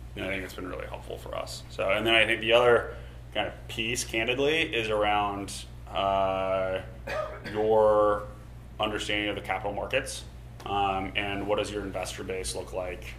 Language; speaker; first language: English; native; English